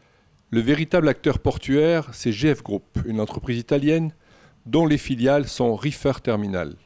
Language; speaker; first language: French; native; French